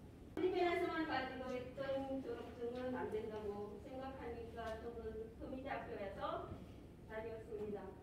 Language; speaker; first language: Korean; non-native, fluent; Filipino